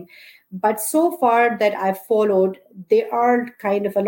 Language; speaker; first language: English; non-native, local second language; Urdu